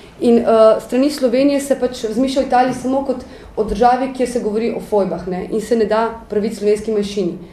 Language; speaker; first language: Slovenian; native; Slovenian